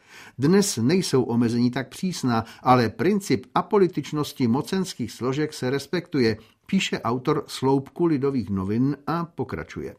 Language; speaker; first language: Czech; native; Czech